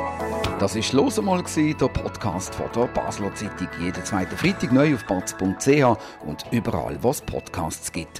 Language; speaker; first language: German; native; German